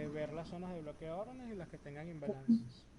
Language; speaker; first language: Spanish; native; Spanish